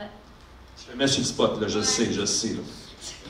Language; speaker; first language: French; native; French